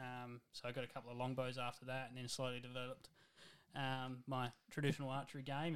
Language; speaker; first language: English; native; English